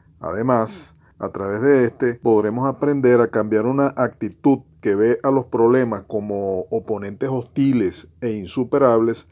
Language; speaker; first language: Spanish; native; Spanish